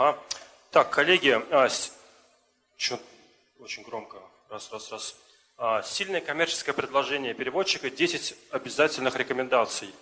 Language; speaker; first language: Russian; native; Russian